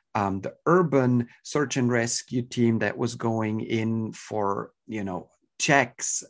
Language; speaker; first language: English; non-native, fluent; Swiss German